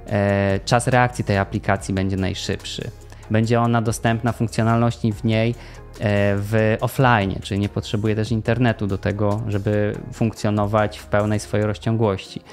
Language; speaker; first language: Polish; native; Polish